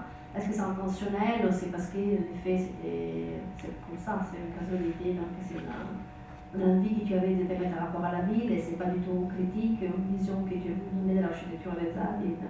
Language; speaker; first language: French; non-native, fluent; Italian